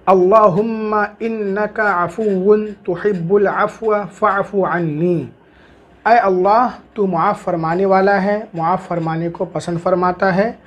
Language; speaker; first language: Hindi; native; Hindi